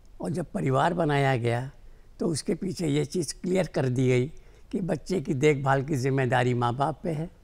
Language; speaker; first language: Hindi; native; Hindi